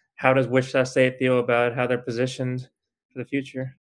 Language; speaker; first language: English; native; English